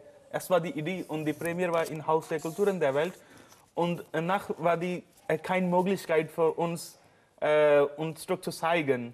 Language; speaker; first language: German; non-native, learner; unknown